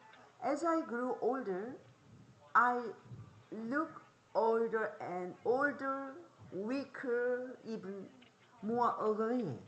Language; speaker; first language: English; non-native, fluent; Korean